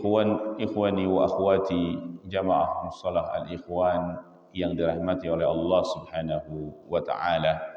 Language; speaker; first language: Indonesian; native; Indonesian